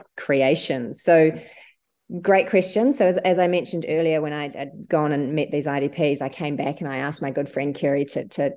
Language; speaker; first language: English; native; English